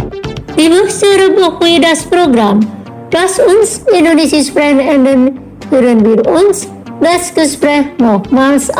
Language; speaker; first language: German; non-native, fluent; Indonesian